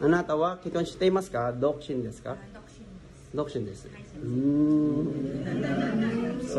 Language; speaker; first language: Japanese; non-native, fluent; Filipino